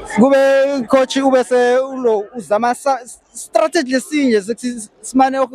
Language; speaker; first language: Zulu; non-native, local second language; Tsonga